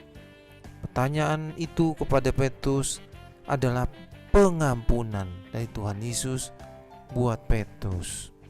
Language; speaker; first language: Indonesian; native; Indonesian